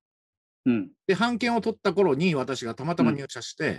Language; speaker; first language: Japanese; native; Japanese